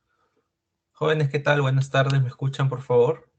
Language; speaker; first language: Spanish; native; Spanish